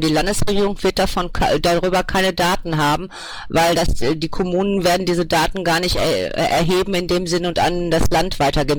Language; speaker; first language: German; native; German